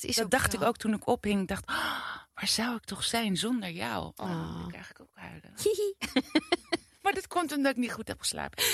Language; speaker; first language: Dutch; native; Dutch